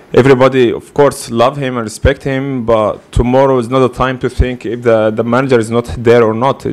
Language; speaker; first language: English; non-native, fluent; Arabic